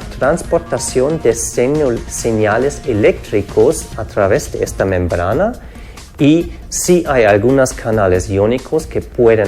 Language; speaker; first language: Spanish; non-native, fluent; German